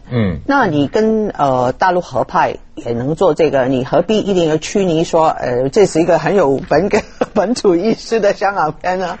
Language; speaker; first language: Chinese; non-native, fluent; Cantonese